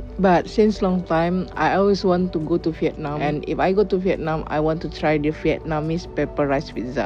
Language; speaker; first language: English; non-native, learner; Indonesian